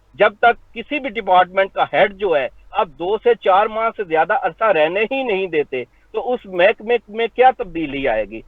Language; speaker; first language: Urdu; native; Urdu